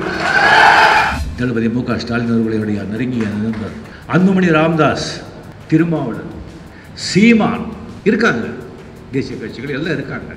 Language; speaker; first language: Tamil; non-native, fluent; Marathi